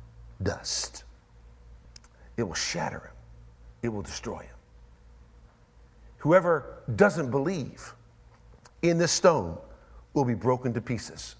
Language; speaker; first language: English; native; English